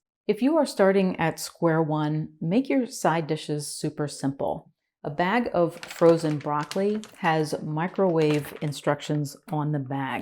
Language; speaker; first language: English; native; English